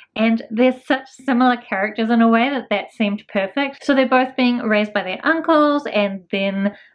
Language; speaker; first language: English; native; English